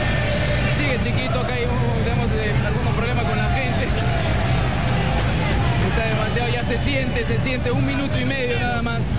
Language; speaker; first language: Spanish; native; Spanish